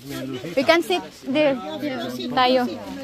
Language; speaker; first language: Swedish; non-native, learner; Cebuano